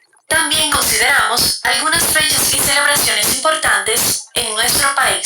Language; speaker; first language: Spanish; native; Spanish